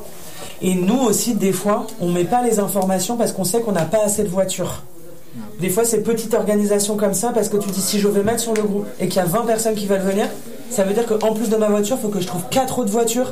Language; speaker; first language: French; native; French